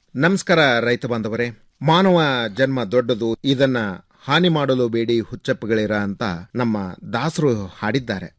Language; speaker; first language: Kannada; native; Kannada